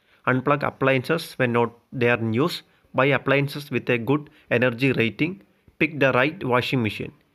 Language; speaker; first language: English; non-native, local second language; Malayalam